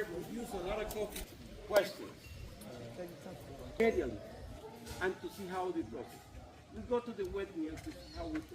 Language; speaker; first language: English; non-native, learner; Spanish